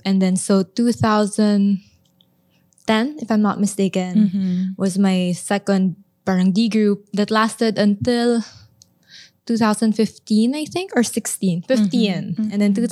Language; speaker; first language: English; non-native, local second language; Filipino